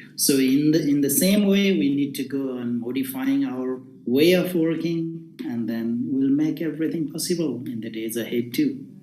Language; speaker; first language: English; non-native, local second language; Nepali